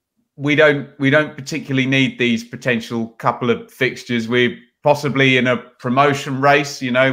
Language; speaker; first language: English; native; English